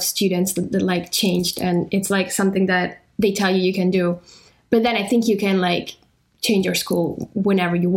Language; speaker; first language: English; non-native, fluent; Italian